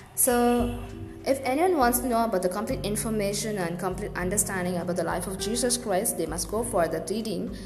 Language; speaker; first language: English; non-native, local second language; Tamil